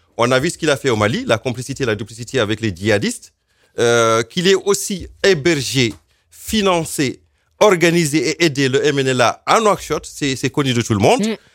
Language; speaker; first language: French; non-native, local second language; Fula